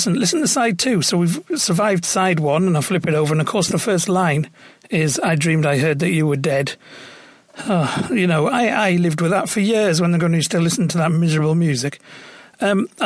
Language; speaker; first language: English; native; English